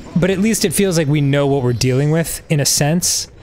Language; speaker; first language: English; native; English